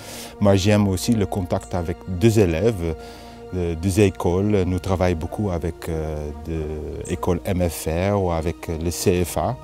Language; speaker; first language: French; non-native, fluent; Dutch